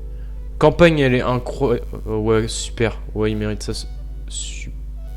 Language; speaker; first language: French; native; French